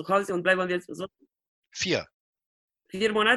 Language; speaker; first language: German; non-native, learner; Romanian